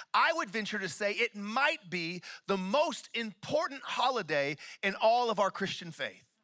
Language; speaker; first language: English; native; English